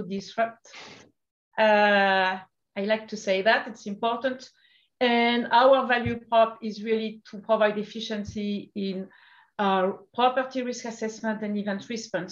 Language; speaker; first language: English; non-native, fluent; French